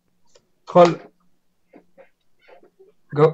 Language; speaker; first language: English; non-native, learner; Spanish